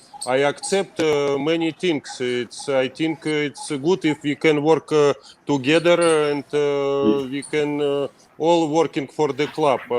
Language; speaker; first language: English; non-native, learner; Russian